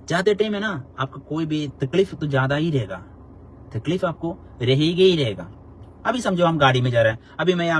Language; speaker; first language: Hindi; non-native, local second language; Malayalam